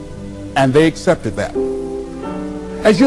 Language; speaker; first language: English; native; English